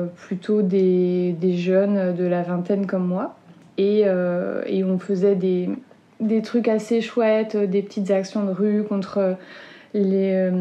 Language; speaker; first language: French; native; French